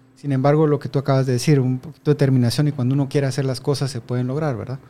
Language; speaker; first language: Spanish; native; Spanish